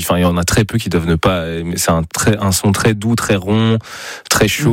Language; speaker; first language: French; native; French